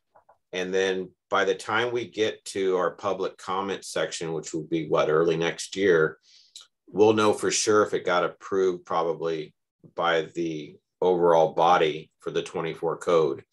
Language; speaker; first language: English; native; English